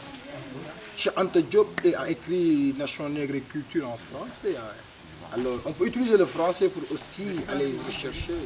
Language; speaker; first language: French; non-native, local second language; Wolof